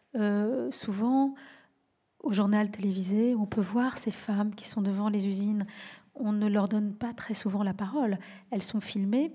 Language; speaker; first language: French; native; French